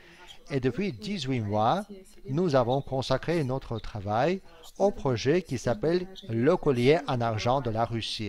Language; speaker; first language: French; non-native, fluent; Russian